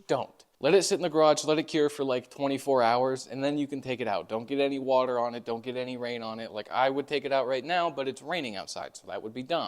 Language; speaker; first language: English; native; English